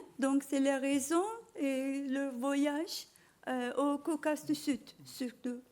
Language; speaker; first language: French; non-native, learner; Turkish